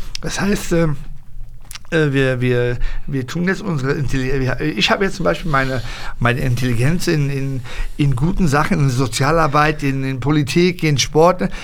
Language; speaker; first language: German; early bilingual, other home language; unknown